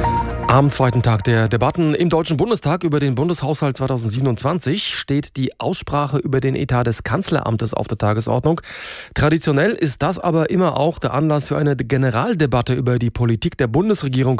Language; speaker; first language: German; native; German